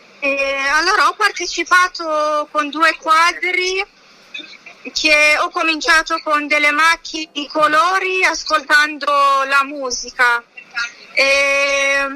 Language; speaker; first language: Italian; non-native, fluent; Persian